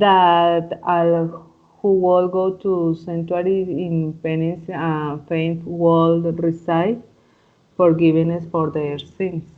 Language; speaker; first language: English; non-native, learner; Spanish